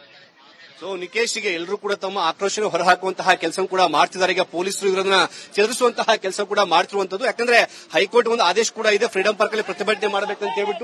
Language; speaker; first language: Kannada; native; Kannada